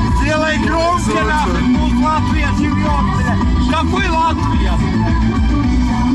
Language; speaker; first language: Russian; native; Russian